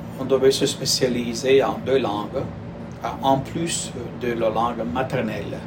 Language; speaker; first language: French; non-native, fluent; Spanish